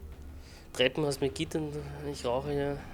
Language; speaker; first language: German; native; German